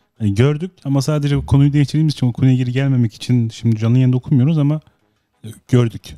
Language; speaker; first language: Turkish; early bilingual, heritage; Turkish